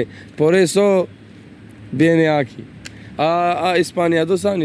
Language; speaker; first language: Spanish; non-native, learner; Arabic